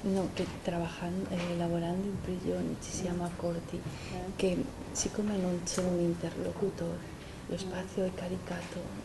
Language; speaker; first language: Italian; non-native, learner; Spanish